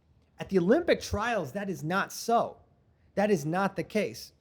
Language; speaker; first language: English; native; English